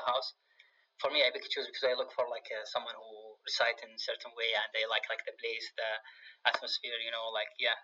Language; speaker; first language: English; non-native, fluent; Arabic